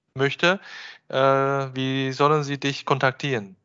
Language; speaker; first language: German; non-native, fluent; Chinese